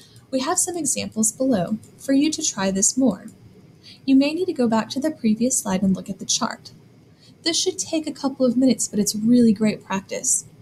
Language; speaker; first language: English; native; English